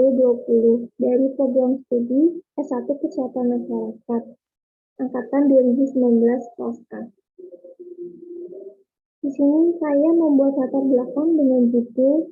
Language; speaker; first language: Indonesian; native; Indonesian